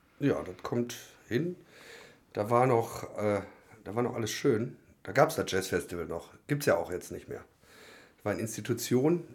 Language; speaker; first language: German; native; German